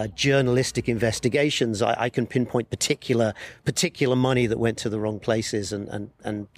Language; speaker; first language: English; native; English